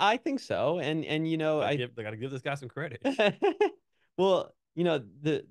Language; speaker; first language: English; native; English